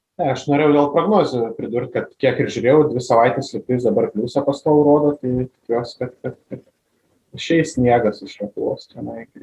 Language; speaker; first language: Lithuanian; native; Lithuanian